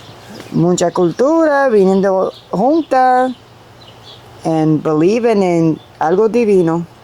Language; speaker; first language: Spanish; early bilingual, heritage; Spanish